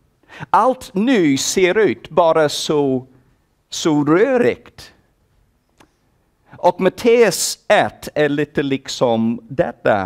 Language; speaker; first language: Swedish; non-native, fluent; English